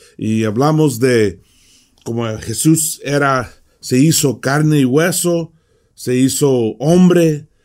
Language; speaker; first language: Spanish; early bilingual, heritage; Spanish